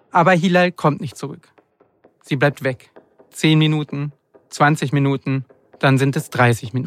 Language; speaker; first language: German; native; German